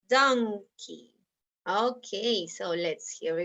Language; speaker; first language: English; non-native, fluent; Spanish